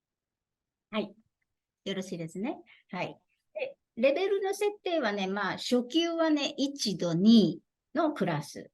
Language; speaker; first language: Japanese; non-native, fluent; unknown